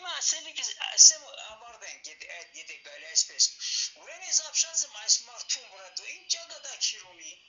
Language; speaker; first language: Armenian; early bilingual, heritage; Armenian